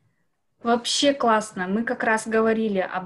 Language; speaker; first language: Russian; non-native, learner; Japanese